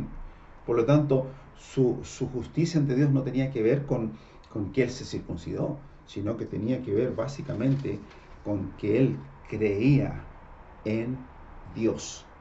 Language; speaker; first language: Spanish; native; Spanish